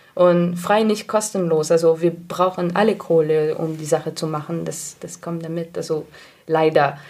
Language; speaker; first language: German; non-native, fluent; English